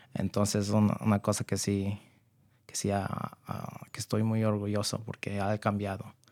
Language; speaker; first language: Spanish; early bilingual, heritage; Spanish